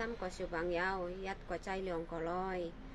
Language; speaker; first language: Cantonese; non-native, fluent; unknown